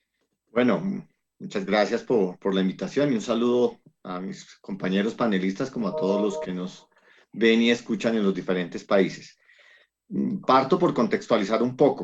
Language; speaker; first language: Spanish; native; Spanish